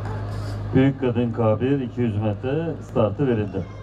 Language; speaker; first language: Turkish; native; Turkish